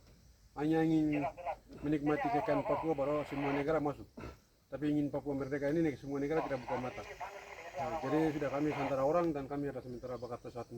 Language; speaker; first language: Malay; non-native, local second language; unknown